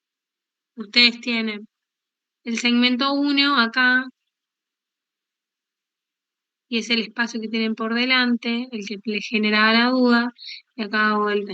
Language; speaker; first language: Spanish; native; Spanish